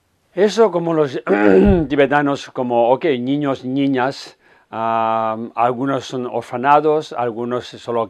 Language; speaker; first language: Spanish; non-native, fluent; Tibetan